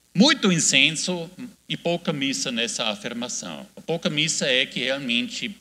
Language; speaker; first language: Portuguese; non-native, fluent; German